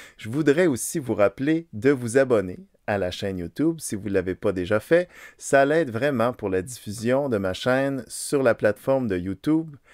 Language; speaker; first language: French; native; French